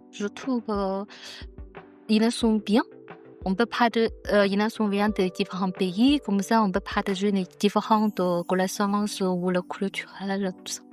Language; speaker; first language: French; non-native, learner; Chinese